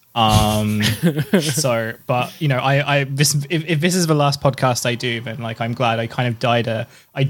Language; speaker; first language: English; native; English